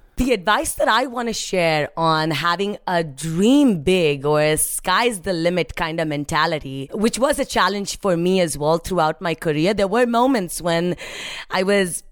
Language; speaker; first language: English; non-native, local second language; Hindi